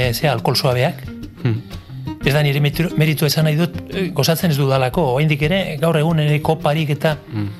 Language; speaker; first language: Basque; non-native, local second language; Spanish